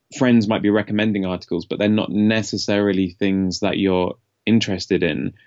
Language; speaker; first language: English; native; English